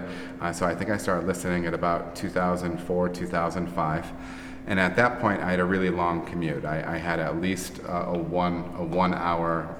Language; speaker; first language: English; native; English